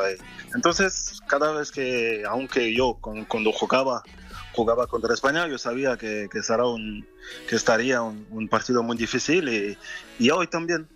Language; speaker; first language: Spanish; non-native, fluent; French